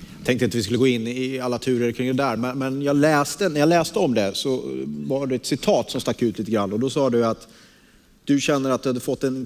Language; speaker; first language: Swedish; native; Swedish